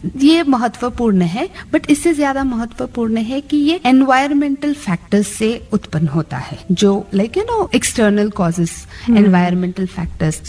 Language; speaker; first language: Hindi; non-native, local second language; Marathi